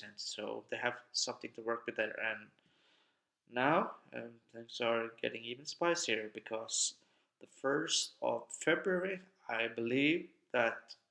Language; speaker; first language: English; non-native, fluent; Norwegian